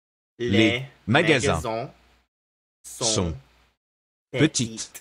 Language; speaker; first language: French; non-native, learner; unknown